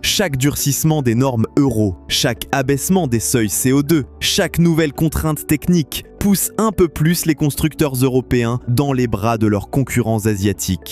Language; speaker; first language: French; native; French